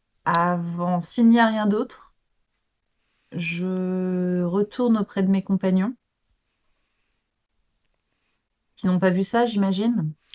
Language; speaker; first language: French; native; French